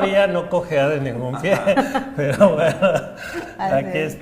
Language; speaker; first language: Spanish; native; Spanish